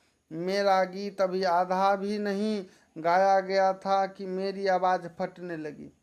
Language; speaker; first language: Hindi; native; Hindi